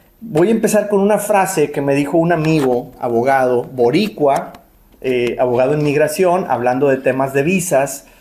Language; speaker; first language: Spanish; native; Spanish